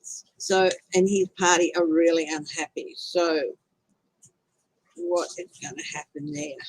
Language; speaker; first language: English; native; English